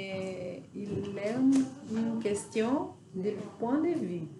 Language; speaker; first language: French; non-native, learner; Portuguese